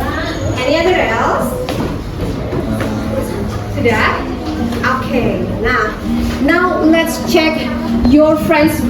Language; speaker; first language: English; non-native, fluent; Indonesian